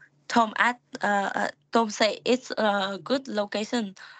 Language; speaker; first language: English; non-native, learner; Vietnamese